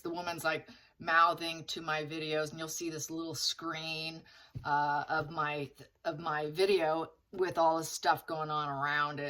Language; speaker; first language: English; native; English